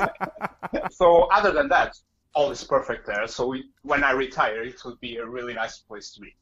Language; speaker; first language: English; non-native, fluent; Portuguese